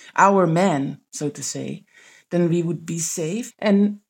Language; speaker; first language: English; non-native, fluent; Dutch